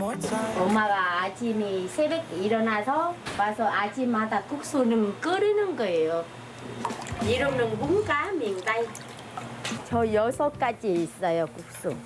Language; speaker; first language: Korean; non-native, learner; Vietnamese